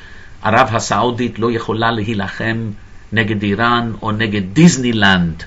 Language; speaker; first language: Hebrew; non-native, fluent; English